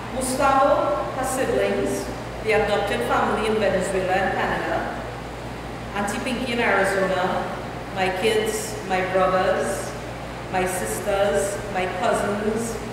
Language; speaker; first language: English; native; English